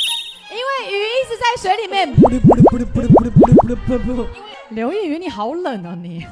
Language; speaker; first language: Chinese; native; Chinese